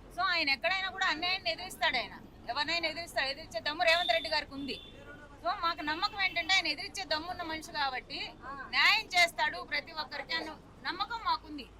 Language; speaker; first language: Telugu; native; Telugu